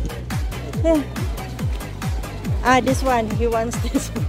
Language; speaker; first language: English; non-native, learner; Filipino